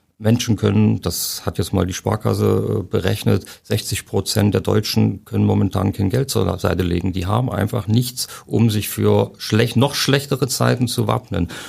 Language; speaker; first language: German; native; German